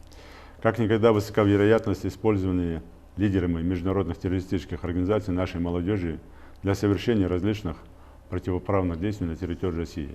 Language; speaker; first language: Russian; non-native, local second language; Ingush